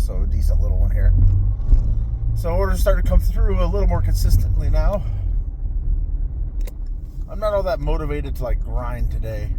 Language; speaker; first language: English; native; English